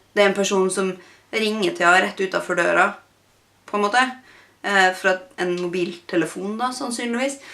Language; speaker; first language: Norwegian; native; Norwegian